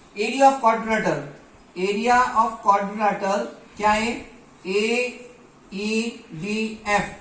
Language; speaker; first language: Hindi; non-native, local second language; Marathi